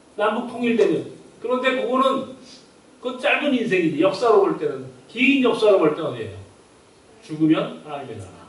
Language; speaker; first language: Korean; native; Korean